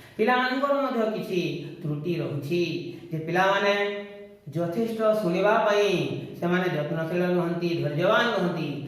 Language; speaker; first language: Odia; native; Odia